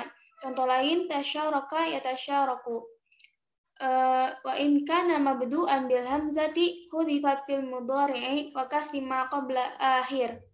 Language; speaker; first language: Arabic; non-native, learner; Indonesian